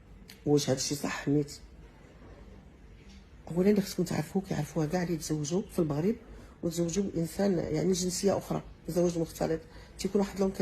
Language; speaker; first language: Arabic; native; Arabic